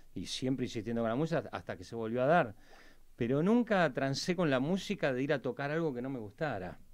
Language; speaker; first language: Spanish; native; Spanish